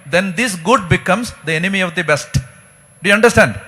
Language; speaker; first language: English; non-native, local second language; Malayalam